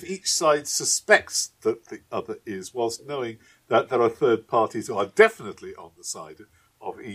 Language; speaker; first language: English; native; English